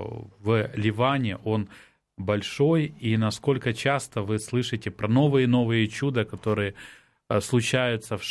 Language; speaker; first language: Russian; non-native, local second language; Ukrainian